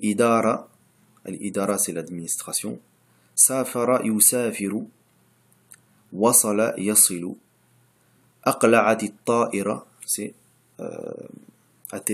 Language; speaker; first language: Arabic; non-native, fluent; French